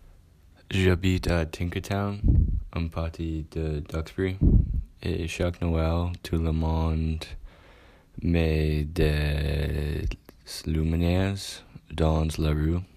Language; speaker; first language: French; non-native, learner; English